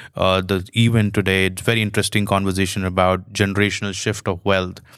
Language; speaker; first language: English; non-native, local second language; Hindi